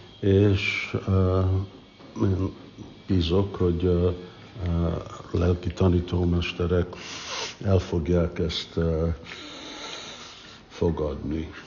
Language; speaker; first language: Hungarian; early bilingual, heritage; English